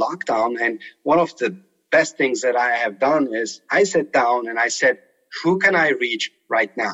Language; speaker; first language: English; non-native, fluent; Turkish